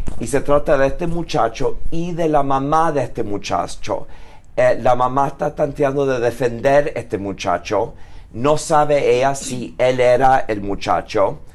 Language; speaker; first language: Spanish; early bilingual, heritage; Spanish